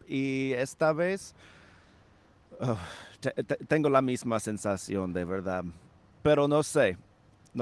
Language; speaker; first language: Spanish; non-native, fluent; English